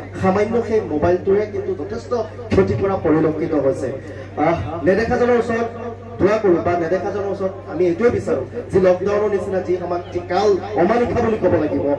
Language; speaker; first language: Assamese; non-native, local second language; Sylheti